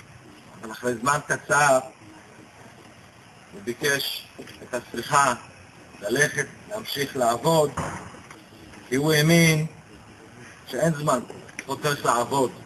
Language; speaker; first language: Hebrew; early bilingual, other home language; Romanian